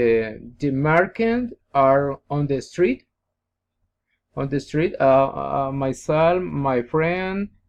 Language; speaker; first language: English; non-native, learner; Spanish